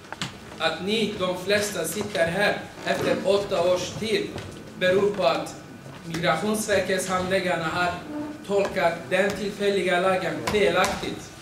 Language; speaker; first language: Swedish; non-native, fluent; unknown